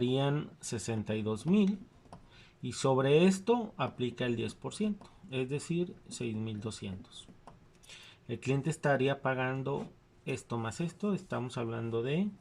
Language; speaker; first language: Spanish; native; Spanish